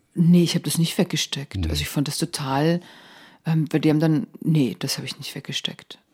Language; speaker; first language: German; native; German